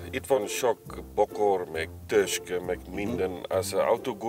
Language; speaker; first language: Hungarian; non-native, learner; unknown